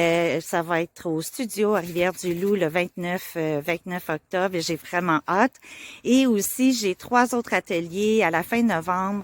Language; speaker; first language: French; native; French